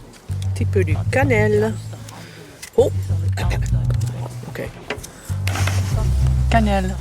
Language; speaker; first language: French; non-native, learner; Dutch